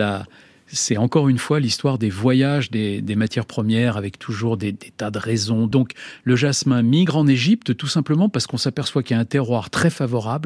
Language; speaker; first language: French; native; French